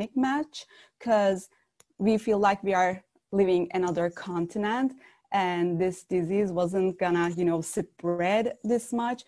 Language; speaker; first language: English; non-native, fluent; Turkish